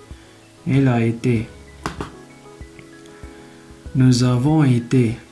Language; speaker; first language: French; non-native, local second language; Arabic